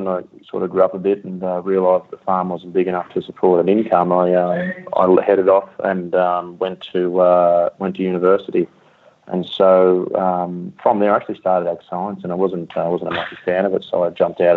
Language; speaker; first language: English; native; English